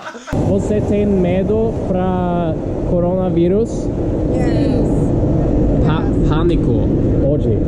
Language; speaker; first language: Portuguese; non-native, learner; Norwegian